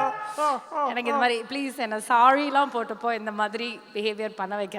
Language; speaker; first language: Tamil; native; Tamil